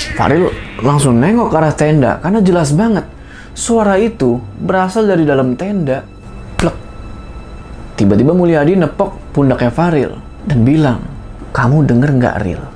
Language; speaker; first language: Indonesian; native; Indonesian